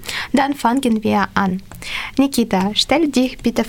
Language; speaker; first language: German; non-native, fluent; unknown